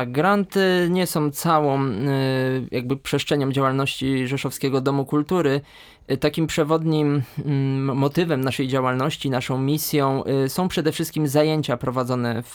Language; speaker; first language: Polish; native; Polish